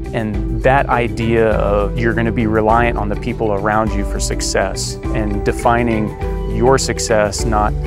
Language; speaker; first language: English; native; English